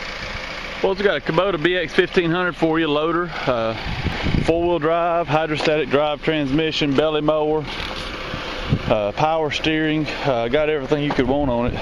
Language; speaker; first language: English; native; English